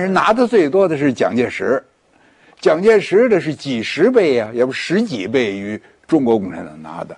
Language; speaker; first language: Chinese; native; Chinese